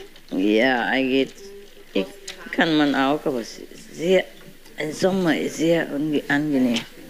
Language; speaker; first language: German; non-native, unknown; Vietnamese